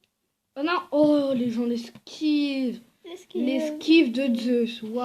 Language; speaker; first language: French; native; French